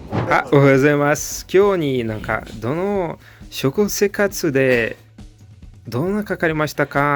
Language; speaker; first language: Japanese; non-native, learner; Portuguese